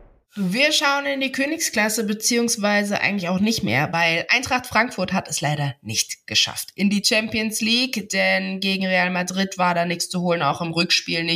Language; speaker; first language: German; native; German